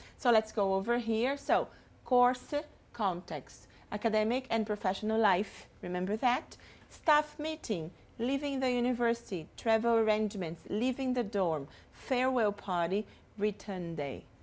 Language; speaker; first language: English; non-native, fluent; Portuguese